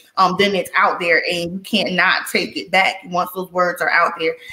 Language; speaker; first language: English; native; English